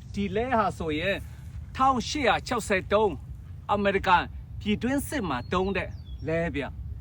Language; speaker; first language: Burmese; non-native, local second language; Shan